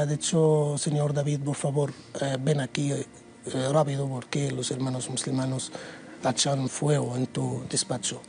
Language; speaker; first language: Spanish; non-native, learner; Arabic